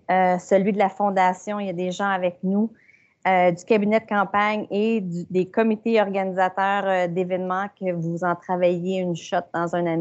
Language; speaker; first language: French; native; French